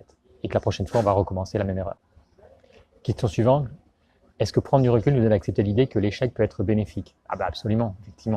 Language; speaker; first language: French; native; French